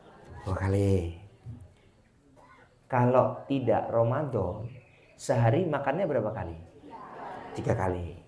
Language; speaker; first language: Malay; non-native, local second language; Javanese